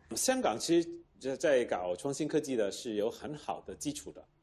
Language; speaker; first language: Chinese; native; Chinese